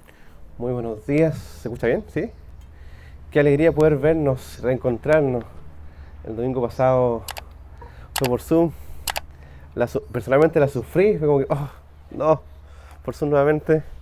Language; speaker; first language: Spanish; native; Spanish